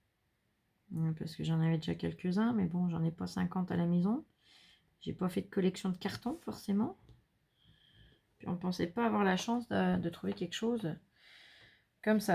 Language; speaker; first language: French; native; French